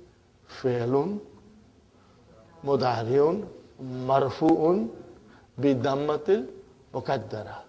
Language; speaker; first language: Arabic; non-native, fluent; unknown